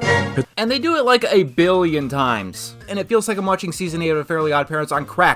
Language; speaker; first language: English; native; English